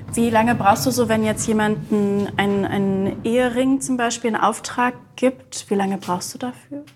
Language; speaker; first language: German; native; German